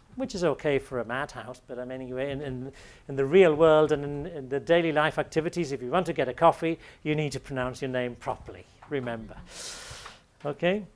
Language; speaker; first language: English; native; English